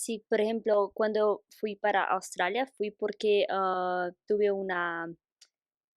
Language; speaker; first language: Spanish; non-native, fluent; Portuguese